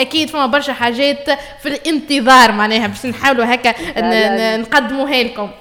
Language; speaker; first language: Arabic; native; Arabic